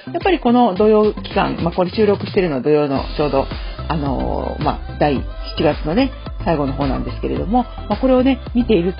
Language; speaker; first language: Japanese; native; Japanese